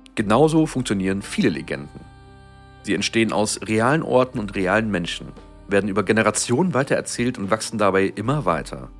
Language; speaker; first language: German; native; German